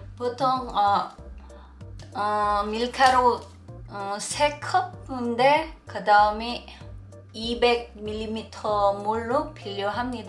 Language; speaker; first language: Korean; non-native, learner; Filipino